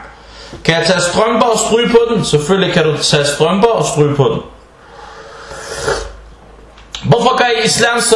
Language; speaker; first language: Danish; early bilingual, other home language; Arabic